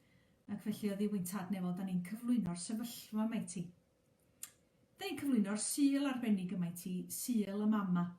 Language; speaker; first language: Welsh; native; Welsh